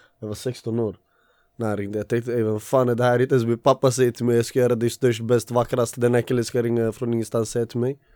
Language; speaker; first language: Swedish; early bilingual, other home language; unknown